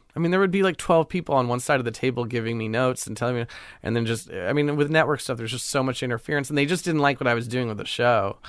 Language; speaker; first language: English; native; English